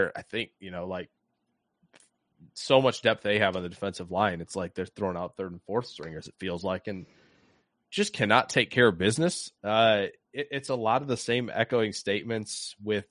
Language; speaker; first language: English; native; English